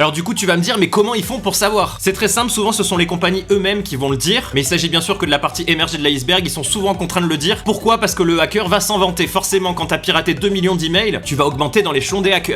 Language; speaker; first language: French; native; French